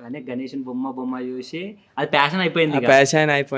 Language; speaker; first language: Telugu; native; Telugu